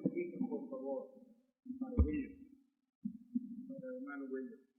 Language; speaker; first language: Spanish; native; Spanish